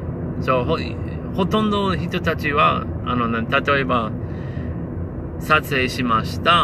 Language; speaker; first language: Japanese; non-native, learner; English